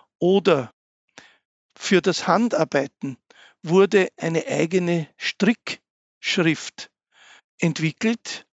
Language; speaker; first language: German; native; German